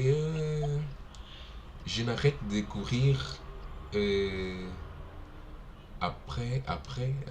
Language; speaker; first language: French; non-native, learner; Portuguese